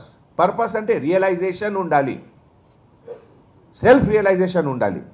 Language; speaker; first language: Telugu; non-native, fluent; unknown